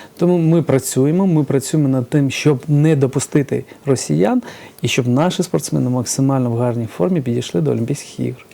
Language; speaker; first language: Ukrainian; early bilingual, other home language; Georgian